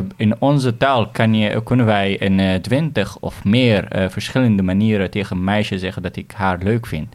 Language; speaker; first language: Dutch; non-native, fluent; Arabic